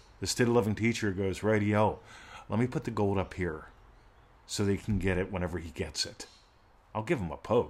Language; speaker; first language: English; native; English